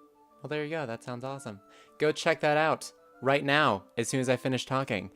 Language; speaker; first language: English; native; English